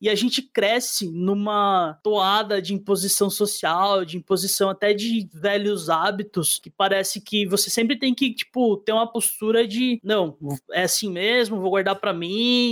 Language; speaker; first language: Portuguese; native; Portuguese